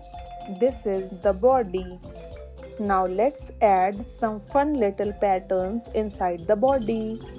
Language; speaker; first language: English; non-native, local second language; Hindi